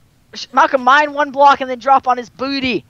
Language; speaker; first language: English; native; English